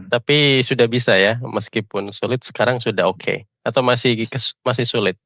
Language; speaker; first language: Indonesian; native; Indonesian